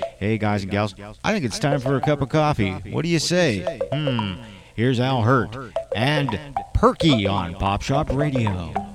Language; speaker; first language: English; native; English